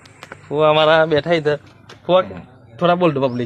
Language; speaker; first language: Hindi; non-native, local second language; Gujarati